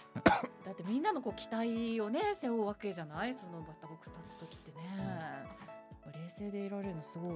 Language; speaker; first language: Japanese; native; Japanese